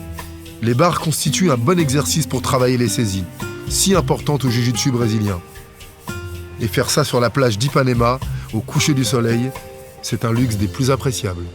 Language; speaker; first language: French; native; French